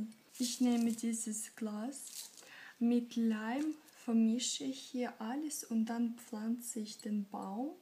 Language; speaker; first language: German; non-native, fluent; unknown